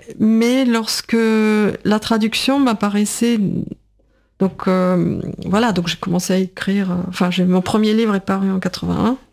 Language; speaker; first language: French; non-native, fluent; Russian